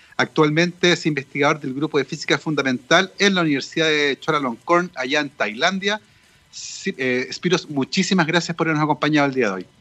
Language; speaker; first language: Spanish; native; Spanish